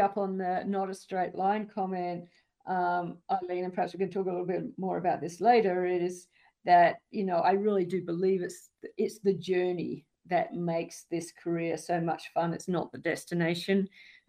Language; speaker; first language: English; native; English